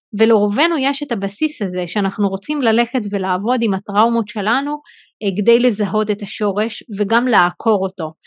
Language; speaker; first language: Hebrew; non-native, local second language; Arabic